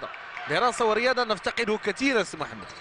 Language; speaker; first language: Arabic; native; Arabic